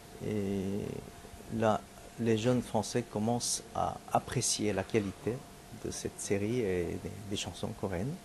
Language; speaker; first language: French; non-native, fluent; Korean